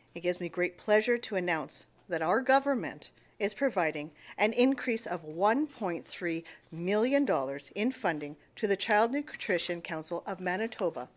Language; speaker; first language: English; native; English